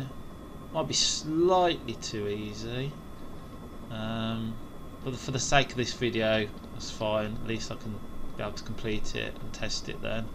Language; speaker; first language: English; native; English